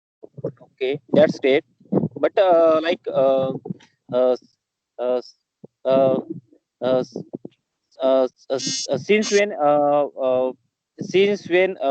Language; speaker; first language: English; non-native, learner; Marathi